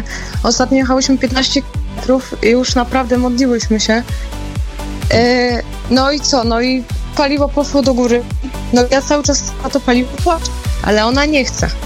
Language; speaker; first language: Polish; native; Polish